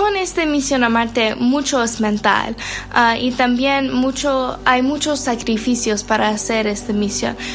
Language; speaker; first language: Spanish; non-native, learner; English